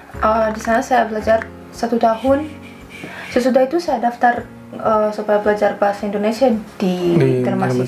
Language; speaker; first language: Indonesian; non-native, fluent; Russian